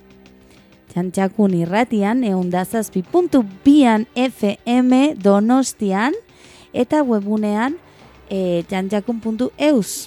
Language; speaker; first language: Basque; non-native, local second language; Spanish